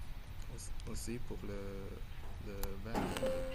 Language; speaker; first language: French; non-native, learner; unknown